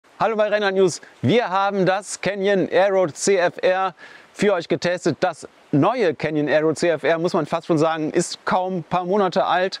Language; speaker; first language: German; native; German